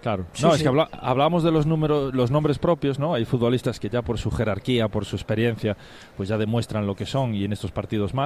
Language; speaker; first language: Spanish; native; Spanish